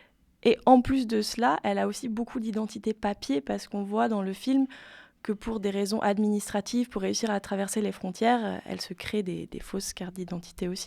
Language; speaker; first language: French; native; French